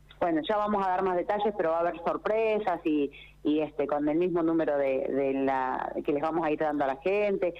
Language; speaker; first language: Spanish; native; Spanish